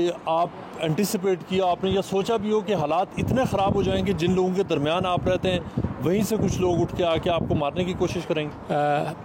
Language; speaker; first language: Urdu; native; Urdu